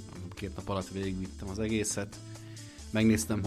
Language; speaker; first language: Hungarian; native; Hungarian